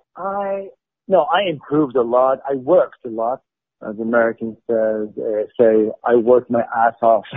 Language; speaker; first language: English; non-native, fluent; Arabic